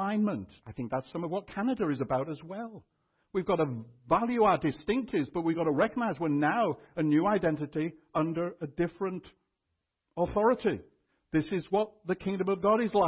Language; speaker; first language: English; native; English